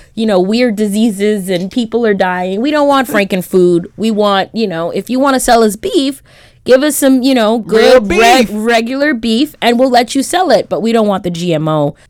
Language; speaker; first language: English; early bilingual, other home language; Haitian Creole